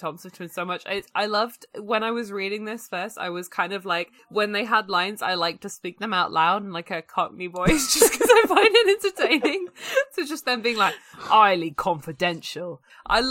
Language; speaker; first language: English; native; English